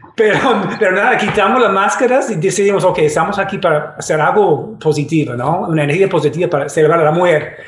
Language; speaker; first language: Spanish; non-native, fluent; English